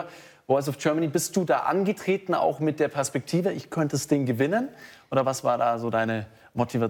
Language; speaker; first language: German; native; German